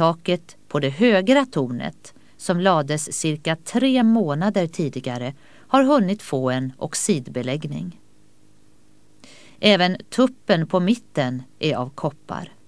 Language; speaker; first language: Swedish; native; Swedish